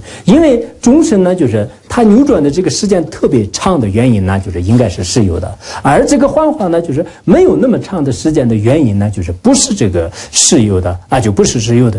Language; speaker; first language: Chinese; non-native, local second language; Tibetan